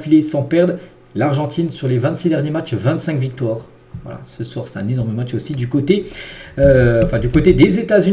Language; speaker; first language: French; native; French